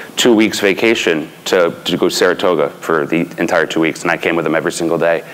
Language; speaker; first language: English; native; English